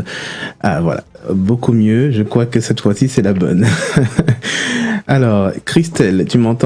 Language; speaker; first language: French; native; French